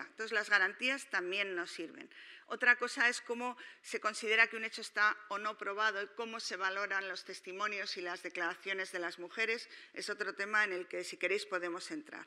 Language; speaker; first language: Spanish; native; Spanish